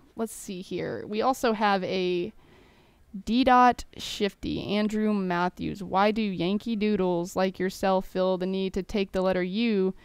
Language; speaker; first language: English; native; English